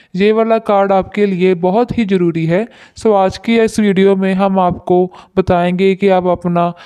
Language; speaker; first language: Hindi; non-native, local second language; Punjabi